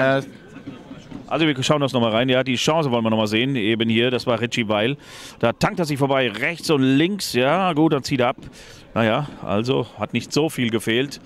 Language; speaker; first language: German; native; German